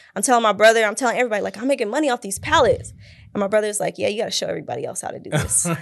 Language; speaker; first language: English; native; English